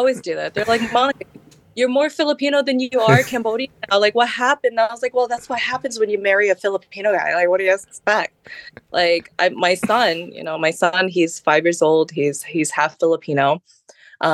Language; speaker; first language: English; early bilingual, other home language; Khmer